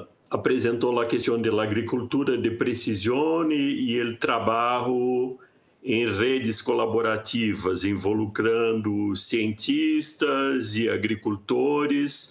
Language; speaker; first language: Spanish; non-native, fluent; Portuguese